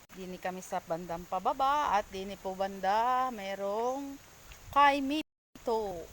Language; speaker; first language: Filipino; native; Filipino